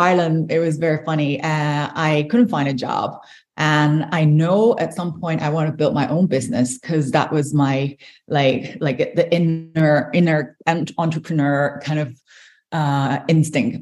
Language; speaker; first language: English; non-native, local second language; Cantonese